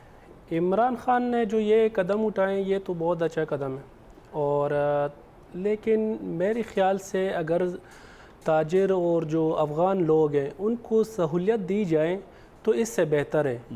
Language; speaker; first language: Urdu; non-native, fluent; Pashto